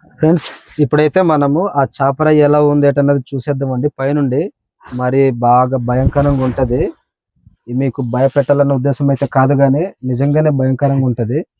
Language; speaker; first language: Telugu; non-native, local second language; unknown